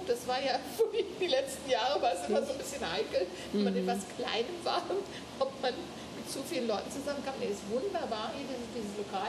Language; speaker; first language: German; native; German